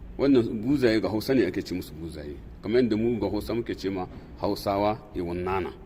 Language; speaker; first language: Hausa; non-native, local second language; Tamasheq